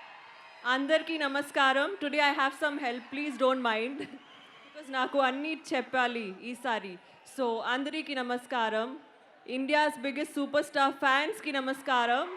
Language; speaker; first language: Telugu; non-native, learner; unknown